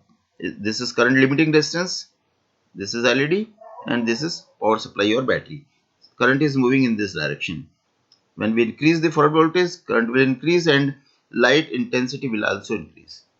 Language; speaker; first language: English; non-native, local second language; Hindi